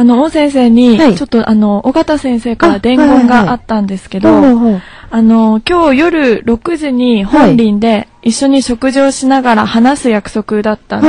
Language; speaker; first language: Japanese; native; Japanese